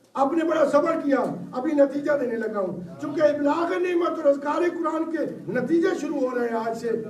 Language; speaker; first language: Urdu; non-native, local second language; Punjabi